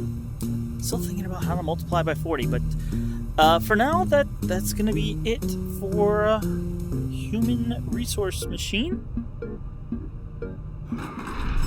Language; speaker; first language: English; native; English